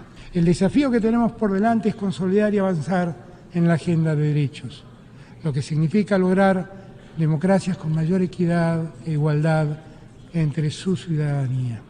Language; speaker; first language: Spanish; native; Spanish